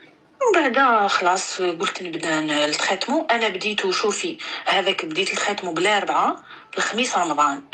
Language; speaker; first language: Arabic; native; Arabic